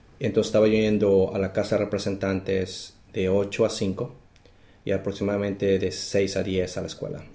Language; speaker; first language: Spanish; native; Spanish